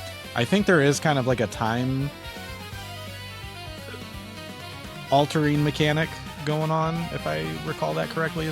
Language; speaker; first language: English; native; English